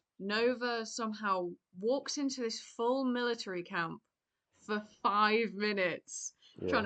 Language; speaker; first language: English; native; English